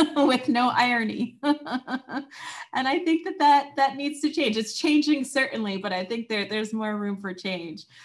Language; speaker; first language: English; native; English